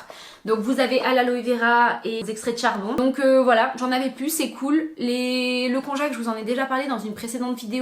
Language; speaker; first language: French; native; French